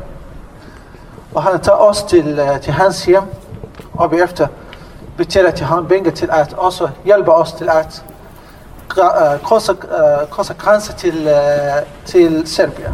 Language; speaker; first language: Danish; non-native, learner; Arabic